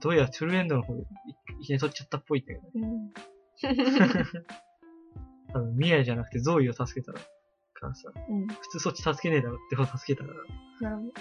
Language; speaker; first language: Japanese; native; Japanese